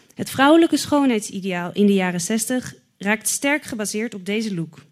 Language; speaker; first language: Dutch; native; Dutch